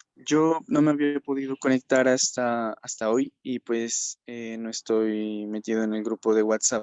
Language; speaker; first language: Spanish; native; Spanish